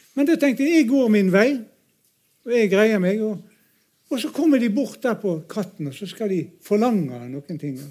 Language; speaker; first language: Norwegian; native; Norwegian